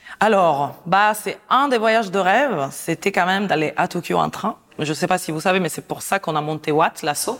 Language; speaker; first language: French; non-native, fluent; Italian